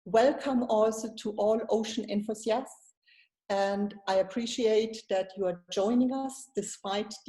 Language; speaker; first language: English; non-native, fluent; German